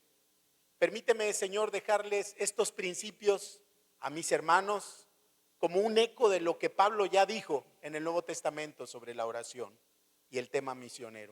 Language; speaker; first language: Spanish; native; Spanish